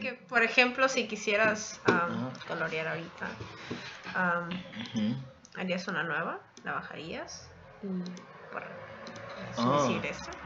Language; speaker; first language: Spanish; native; Spanish